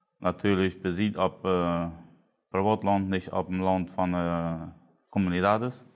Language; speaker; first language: German; non-native, local second language; Plautdietsch